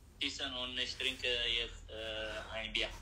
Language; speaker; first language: German; non-native, learner; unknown